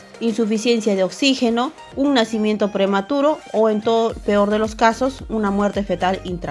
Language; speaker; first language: Spanish; native; Spanish